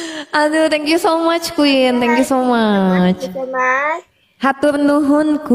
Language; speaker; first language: English; non-native, learner; Indonesian